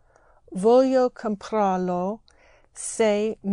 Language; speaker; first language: Italian; non-native, learner; English